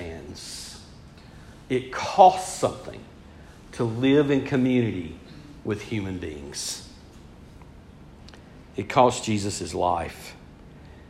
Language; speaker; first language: English; native; English